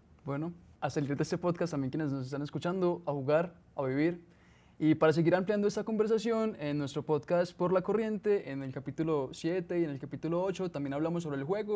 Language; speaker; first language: Spanish; native; Spanish